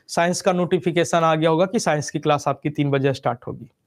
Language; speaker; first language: Hindi; native; Hindi